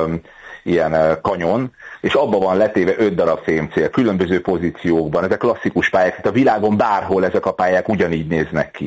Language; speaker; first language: Hungarian; native; Hungarian